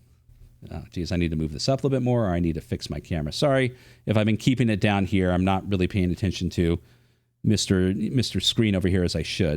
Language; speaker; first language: English; native; English